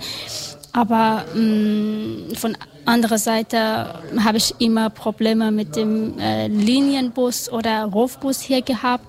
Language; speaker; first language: German; non-native, learner; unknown